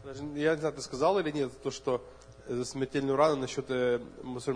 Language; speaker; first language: Russian; native; Russian